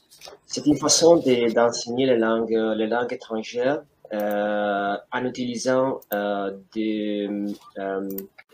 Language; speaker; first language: French; non-native, fluent; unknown